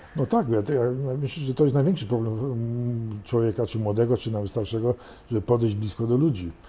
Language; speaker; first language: Polish; early bilingual, heritage; Polish